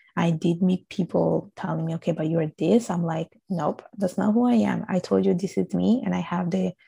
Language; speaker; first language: English; non-native, fluent; Italian